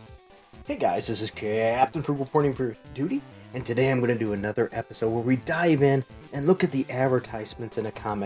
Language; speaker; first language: English; native; English